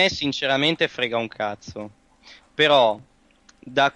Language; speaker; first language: Italian; native; Italian